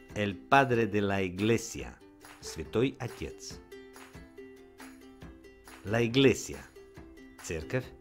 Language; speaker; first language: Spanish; non-native, fluent; Russian